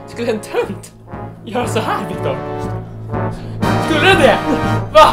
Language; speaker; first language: Swedish; native; Swedish